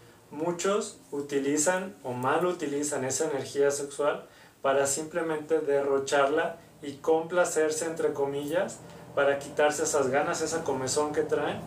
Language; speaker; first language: Spanish; native; Spanish